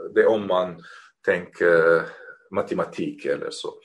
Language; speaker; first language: Swedish; non-native, fluent; Arabic